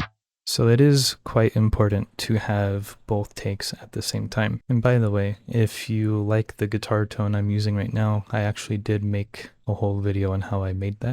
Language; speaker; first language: English; native; English